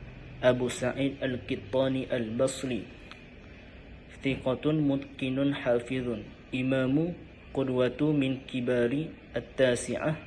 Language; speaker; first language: Arabic; non-native, learner; Malay